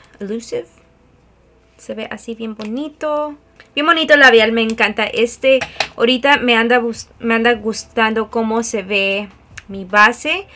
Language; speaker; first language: Spanish; early bilingual, heritage; Spanish